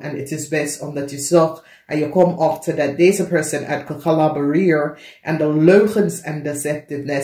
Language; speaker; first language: Dutch; non-native, learner; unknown